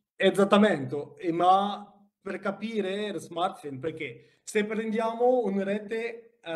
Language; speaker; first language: Italian; non-native, learner; French